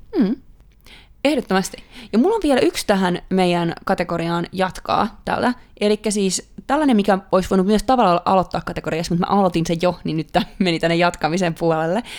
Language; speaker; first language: Finnish; native; Finnish